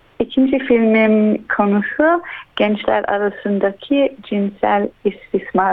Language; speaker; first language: Turkish; early bilingual, heritage; Turkish